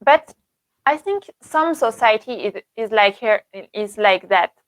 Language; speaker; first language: English; non-native, learner; French